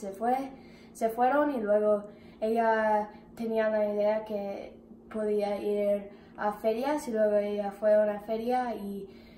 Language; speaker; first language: Spanish; non-native, learner; English